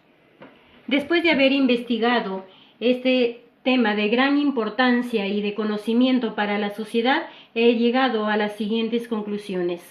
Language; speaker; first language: Spanish; native; Spanish